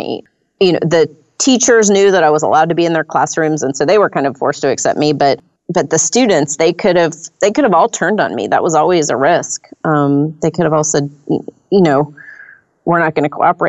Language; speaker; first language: English; native; English